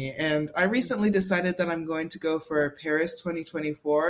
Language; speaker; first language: English; native; English